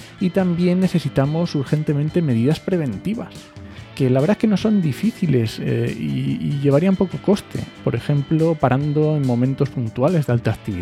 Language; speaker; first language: Spanish; native; Spanish